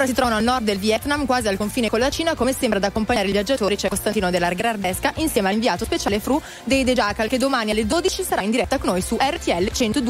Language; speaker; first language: Italian; native; Italian